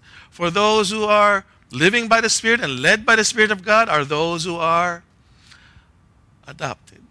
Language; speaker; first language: English; non-native, local second language; Filipino